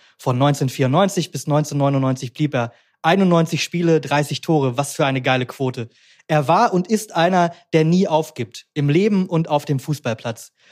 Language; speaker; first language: German; native; German